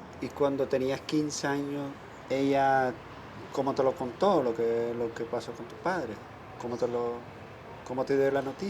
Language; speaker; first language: Spanish; non-native, fluent; Dutch